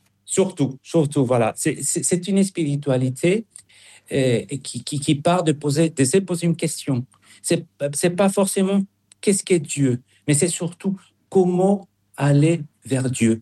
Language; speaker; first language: French; non-native, fluent; Spanish